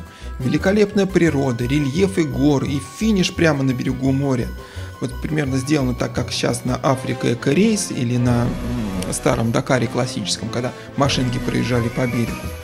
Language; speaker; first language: Russian; native; Russian